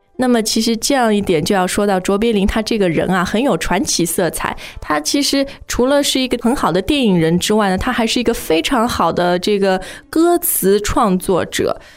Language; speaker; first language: Chinese; native; Chinese